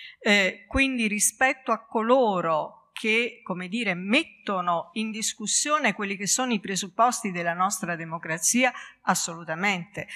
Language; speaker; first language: Italian; native; Italian